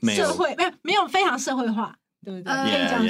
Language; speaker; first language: Chinese; native; Chinese